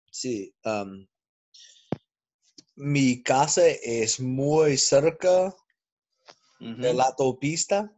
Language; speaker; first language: Spanish; non-native, learner; English